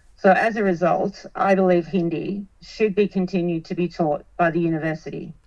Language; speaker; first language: English; native; English